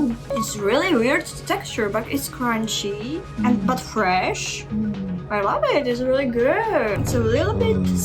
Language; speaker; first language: English; non-native, fluent; Czech